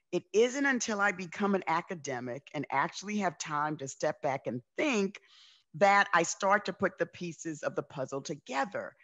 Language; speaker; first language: English; native; English